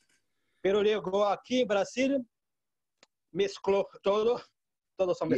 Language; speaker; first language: Spanish; non-native, learner; Portuguese